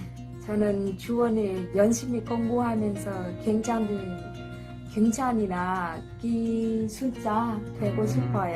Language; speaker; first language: Korean; non-native, learner; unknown